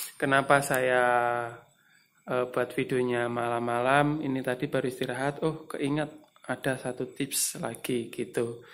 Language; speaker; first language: Indonesian; non-native, local second language; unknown